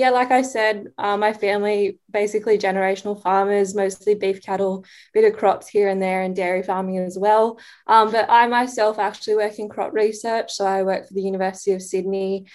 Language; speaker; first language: English; native; English